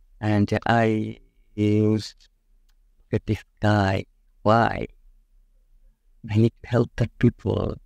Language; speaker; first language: English; non-native, local second language; Bangla